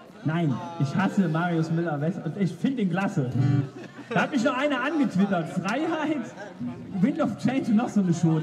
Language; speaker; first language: German; native; German